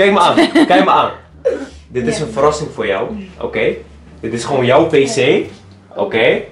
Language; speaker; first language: Dutch; native; Dutch